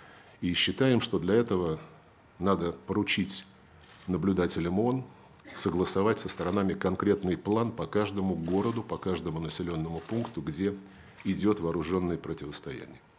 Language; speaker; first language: Russian; native; Russian